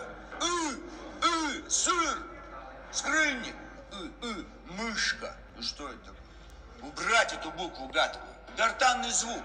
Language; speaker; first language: Russian; native; Russian